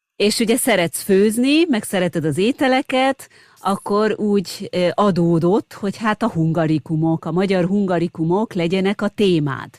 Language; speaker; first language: Hungarian; native; Hungarian